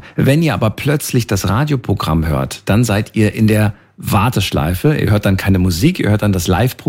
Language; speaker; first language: German; native; German